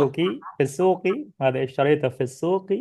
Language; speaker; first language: Arabic; non-native, learner; Indonesian